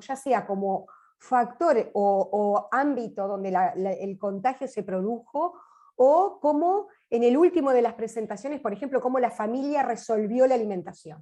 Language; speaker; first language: Spanish; native; Spanish